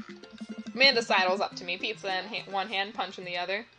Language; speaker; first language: English; native; English